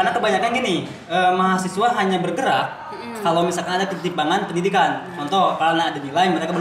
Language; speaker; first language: Indonesian; native; Indonesian